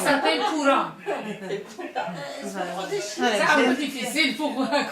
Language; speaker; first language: French; non-native, learner; Persian